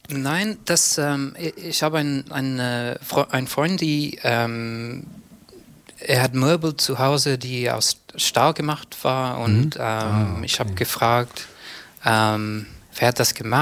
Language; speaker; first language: German; non-native, learner; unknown